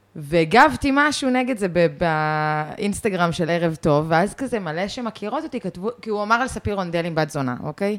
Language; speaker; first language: Hebrew; early bilingual, other home language; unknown